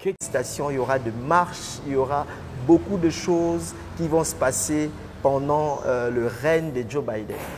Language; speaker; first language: French; non-native, local second language; Lingala